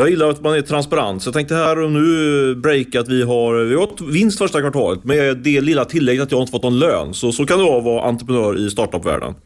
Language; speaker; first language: Swedish; native; Swedish